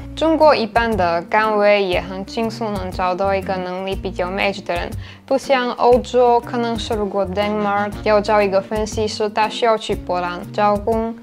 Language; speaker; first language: Chinese; non-native, fluent; Slovak